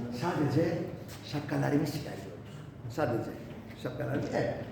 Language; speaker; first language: Turkish; non-native, learner; Greek